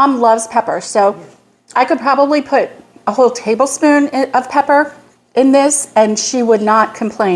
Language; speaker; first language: English; native; English